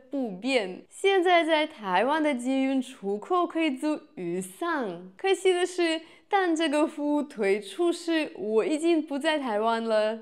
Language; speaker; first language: Chinese; non-native, fluent; Russian